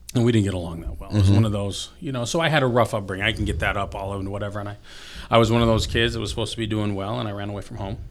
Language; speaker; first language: English; early bilingual, other home language; Filipino